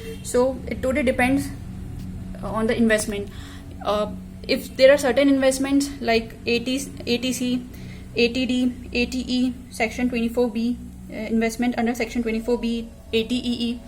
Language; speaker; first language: English; non-native, local second language; Hindi